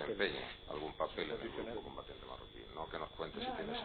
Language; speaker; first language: Spanish; native; Spanish